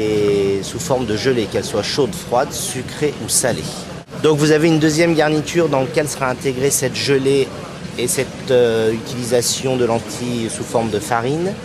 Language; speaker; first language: French; native; French